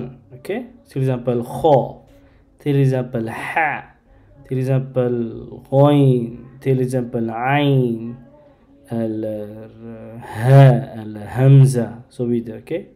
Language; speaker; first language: Swedish; non-native, learner; Arabic